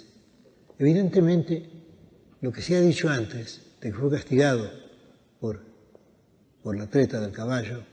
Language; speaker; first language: Spanish; native; Spanish